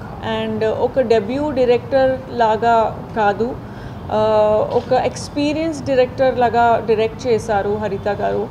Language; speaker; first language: Telugu; non-native, fluent; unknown